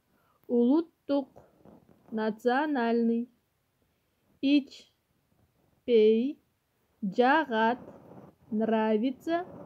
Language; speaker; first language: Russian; non-native, local second language; Kyrgyz